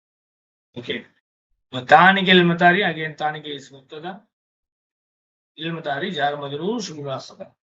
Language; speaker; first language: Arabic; non-native, fluent; Tamil